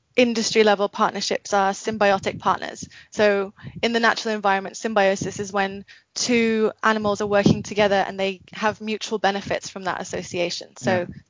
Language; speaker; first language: English; native; English